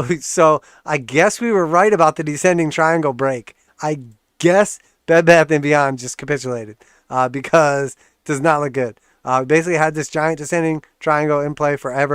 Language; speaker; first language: English; native; English